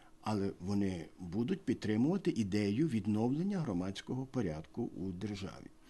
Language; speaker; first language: Ukrainian; native; Ukrainian